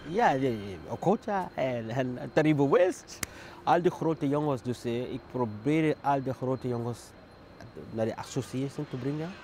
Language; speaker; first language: Dutch; non-native, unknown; Hausa